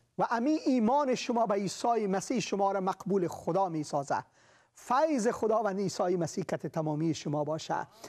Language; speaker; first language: Persian; native; Persian